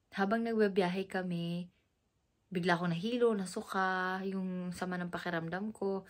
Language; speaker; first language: Filipino; non-native, local second language; Cebuano